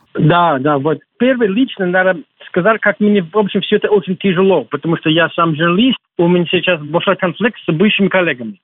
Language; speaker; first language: Russian; non-native, fluent; English